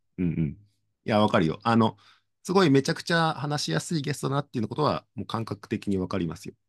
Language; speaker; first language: Japanese; native; Japanese